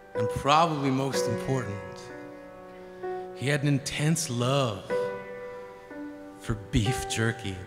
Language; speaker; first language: English; native; English